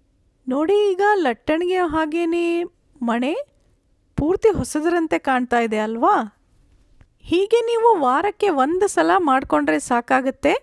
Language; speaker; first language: Kannada; native; Kannada